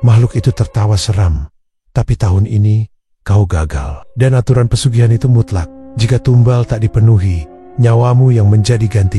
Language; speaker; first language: Indonesian; native; Indonesian